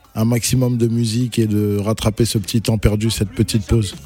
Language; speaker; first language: French; non-native, local second language; Lingala